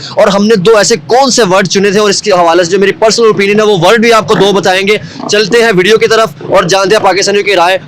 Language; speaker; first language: Urdu; non-native, local second language; Punjabi